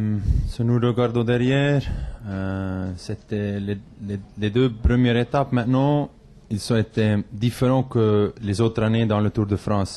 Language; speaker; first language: French; non-native, local second language; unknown